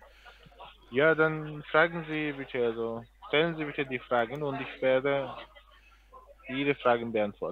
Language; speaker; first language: German; non-native, learner; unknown